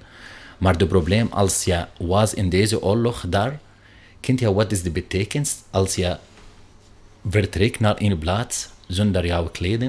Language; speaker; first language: Dutch; non-native, learner; Arabic